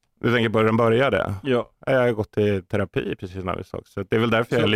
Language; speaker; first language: Swedish; native; Swedish